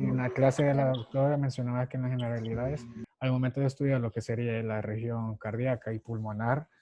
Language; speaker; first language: Spanish; native; Spanish